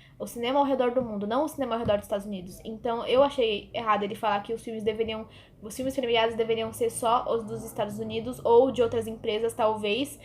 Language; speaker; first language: Portuguese; native; Portuguese